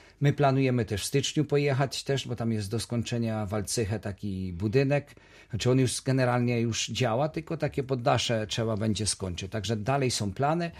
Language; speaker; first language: Polish; native; Polish